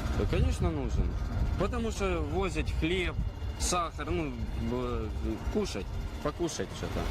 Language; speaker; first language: Russian; non-native, local second language; Ukrainian